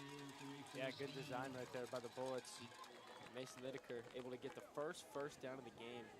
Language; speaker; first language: English; native; English